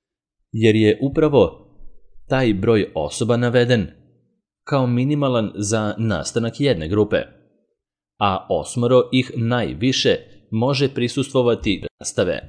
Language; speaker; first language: Serbian; native; Serbian